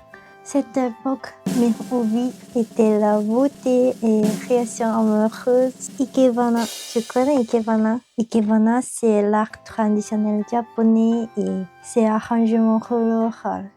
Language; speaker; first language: French; non-native, learner; Japanese